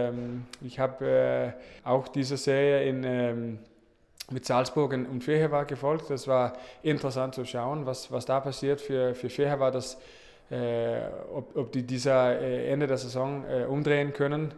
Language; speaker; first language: German; non-native, learner; Danish